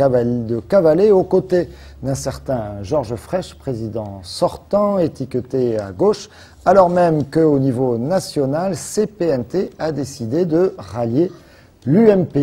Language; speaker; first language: French; native; French